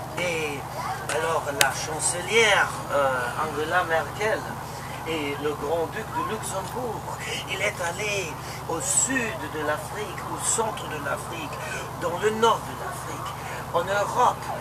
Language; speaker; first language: French; non-native, local second language; Luxembourgish